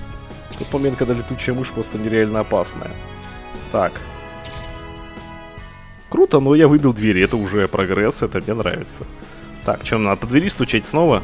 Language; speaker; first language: Russian; native; Russian